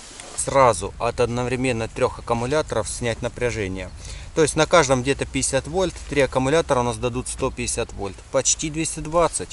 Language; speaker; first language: Russian; native; Russian